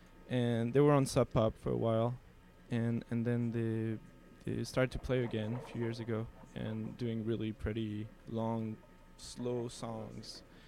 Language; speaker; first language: English; non-native, fluent; French